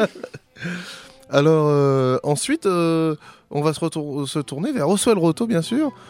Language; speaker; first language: French; non-native, fluent; Spanish